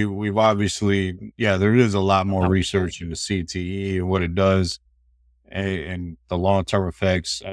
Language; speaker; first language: English; native; English